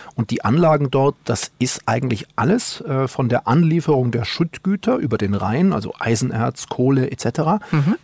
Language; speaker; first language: German; native; German